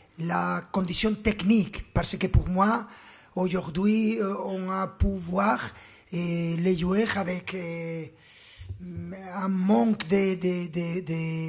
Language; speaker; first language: French; non-native, fluent; Spanish